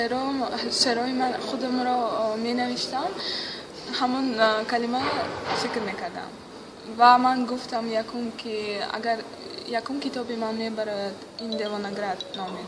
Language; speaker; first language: Persian; non-native, local second language; Russian